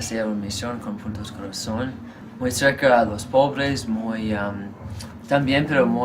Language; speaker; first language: Spanish; non-native, fluent; English